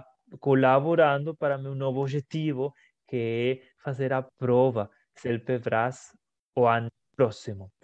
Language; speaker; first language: Portuguese; non-native, fluent; Spanish